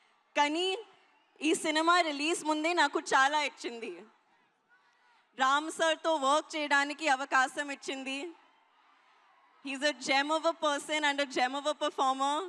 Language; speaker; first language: Telugu; non-native, learner; Hindi